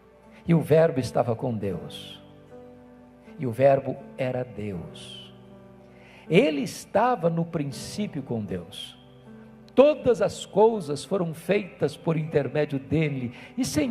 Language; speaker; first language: Portuguese; native; Portuguese